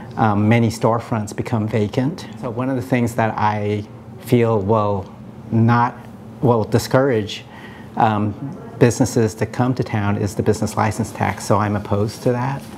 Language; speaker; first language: English; native; English